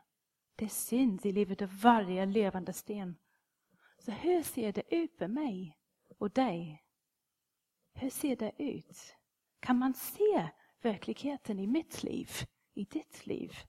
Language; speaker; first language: Swedish; non-native, fluent; English